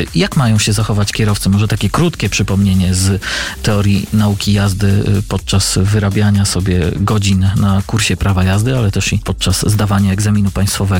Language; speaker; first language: Polish; native; Polish